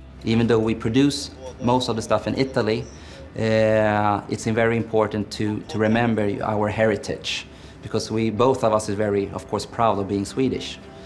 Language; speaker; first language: English; non-native, fluent; Swedish